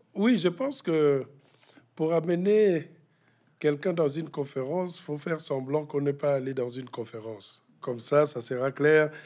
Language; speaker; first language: French; non-native, local second language; Kituba (Democratic Republic of Congo)